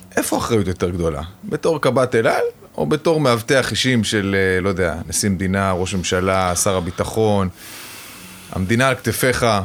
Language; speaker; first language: Hebrew; native; Hebrew